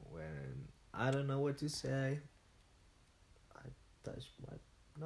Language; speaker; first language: English; non-native, fluent; Italian